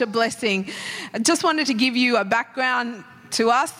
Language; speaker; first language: English; non-native, local second language; Sinhala